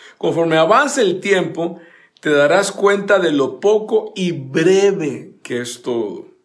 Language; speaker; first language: Spanish; native; Spanish